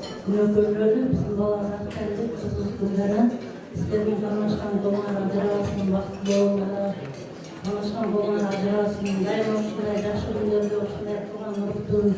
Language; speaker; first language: Kyrgyz; native; Kyrgyz